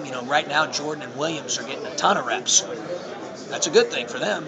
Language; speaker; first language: English; native; English